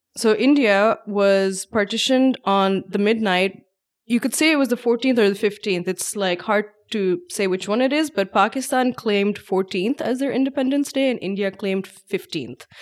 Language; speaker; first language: English; non-native, local second language; Urdu